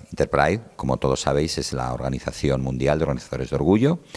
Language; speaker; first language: Spanish; native; Spanish